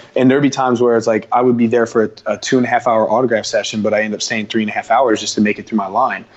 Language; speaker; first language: English; native; English